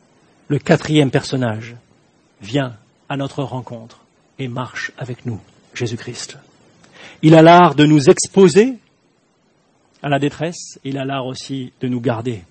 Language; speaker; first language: French; native; French